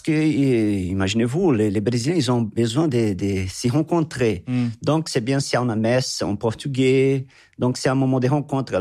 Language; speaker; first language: French; non-native, fluent; Portuguese